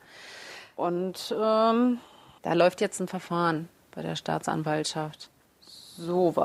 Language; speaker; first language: German; early bilingual, other home language; Russian